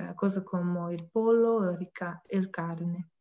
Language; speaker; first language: Italian; non-native, learner; English